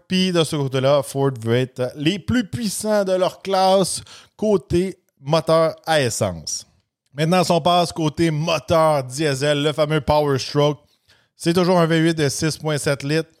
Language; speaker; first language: French; native; French